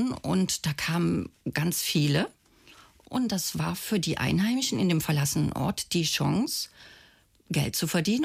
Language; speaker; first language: German; native; German